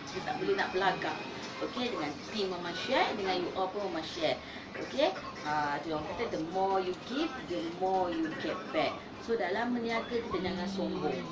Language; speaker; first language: Malay; native; Malay